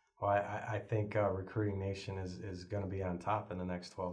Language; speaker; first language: English; native; English